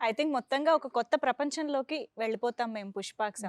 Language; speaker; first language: Telugu; native; Telugu